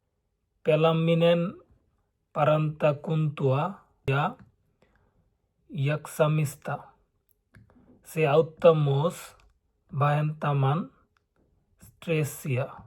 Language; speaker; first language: Finnish; non-native, learner; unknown